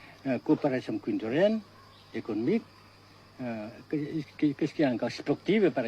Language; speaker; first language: French; non-native, fluent; Vietnamese